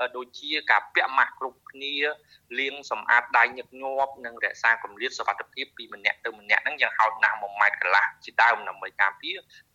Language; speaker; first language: Khmer; native; Khmer